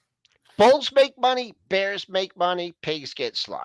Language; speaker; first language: English; native; English